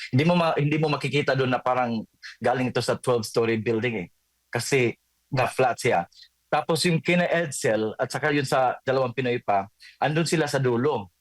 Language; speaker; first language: Filipino; non-native, local second language; Cebuano